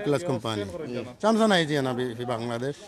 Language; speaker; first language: Arabic; non-native, learner; Bangla